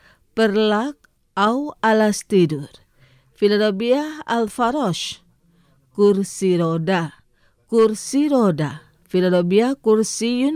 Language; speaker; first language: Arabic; non-native, fluent; Indonesian